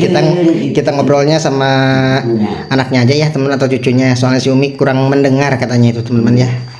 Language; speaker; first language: Indonesian; non-native, local second language; Sundanese